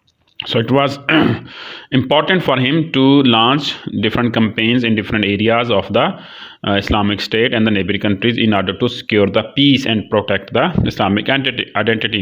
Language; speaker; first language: English; non-native, local second language; Urdu